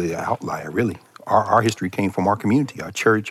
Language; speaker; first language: English; native; English